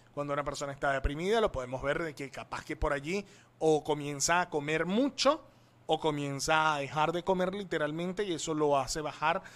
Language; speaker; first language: Spanish; native; Spanish